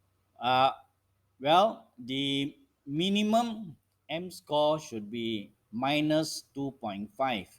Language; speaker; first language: English; non-native, local second language; Malay